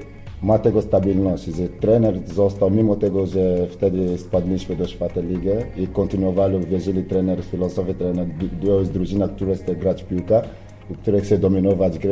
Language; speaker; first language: Polish; non-native, fluent; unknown